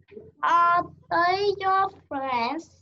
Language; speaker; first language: English; non-native, learner; Vietnamese